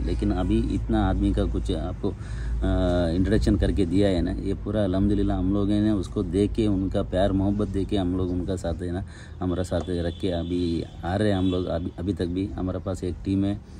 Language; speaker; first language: Hindi; non-native, local second language; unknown